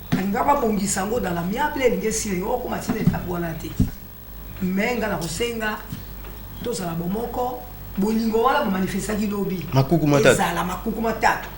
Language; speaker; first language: Lingala; non-native, local second language; Kongo